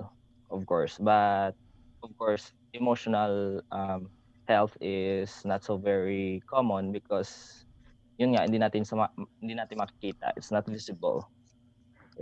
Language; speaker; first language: English; non-native, local second language; Hiligaynon